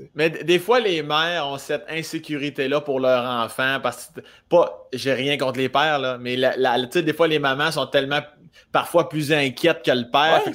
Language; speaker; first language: French; native; French